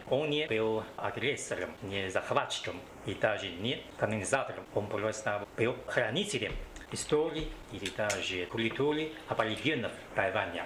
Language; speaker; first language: Russian; non-native, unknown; Chinese